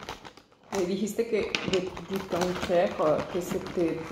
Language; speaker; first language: French; non-native, fluent; Spanish